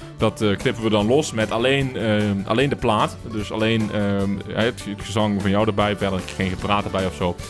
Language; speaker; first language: Dutch; native; Dutch